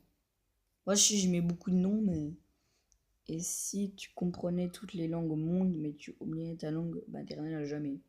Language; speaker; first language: French; native; French